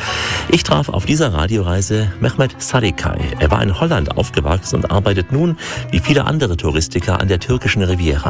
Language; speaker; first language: German; native; German